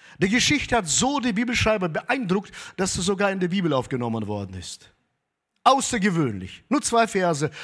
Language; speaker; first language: German; early bilingual, heritage; German